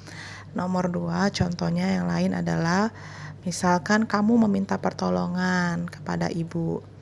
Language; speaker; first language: Indonesian; native; Indonesian